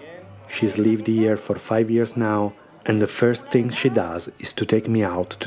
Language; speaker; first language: English; non-native, fluent; Italian